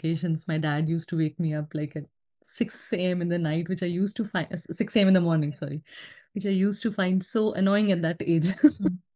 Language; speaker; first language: English; non-native, local second language; Hindi